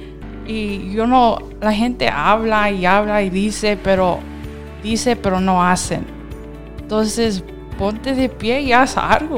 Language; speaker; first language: Spanish; early bilingual, heritage; Spanish